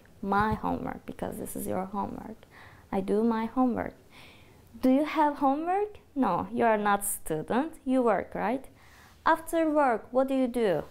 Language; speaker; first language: English; non-native, fluent; Turkish